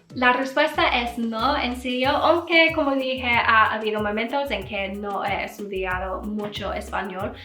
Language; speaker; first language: Spanish; non-native, learner; English